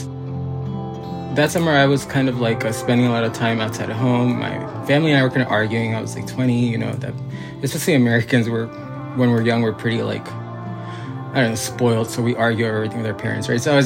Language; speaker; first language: English; native; English